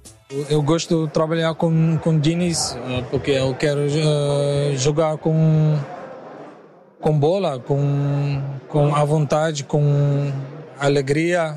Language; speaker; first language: Portuguese; non-native, learner; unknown